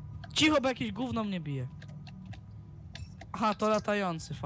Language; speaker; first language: Polish; native; Polish